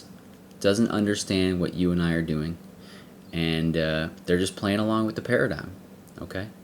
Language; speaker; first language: English; native; English